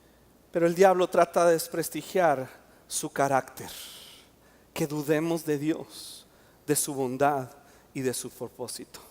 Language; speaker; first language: Spanish; native; Spanish